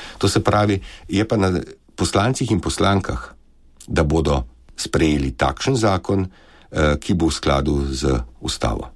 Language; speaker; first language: Slovenian; native; Slovenian